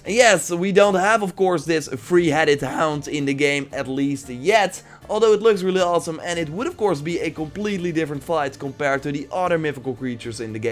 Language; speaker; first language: English; non-native, fluent; Dutch